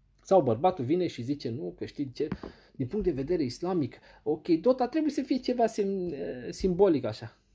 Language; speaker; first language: Romanian; non-native, fluent; Arabic